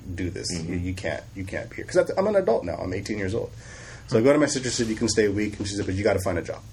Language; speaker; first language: English; native; English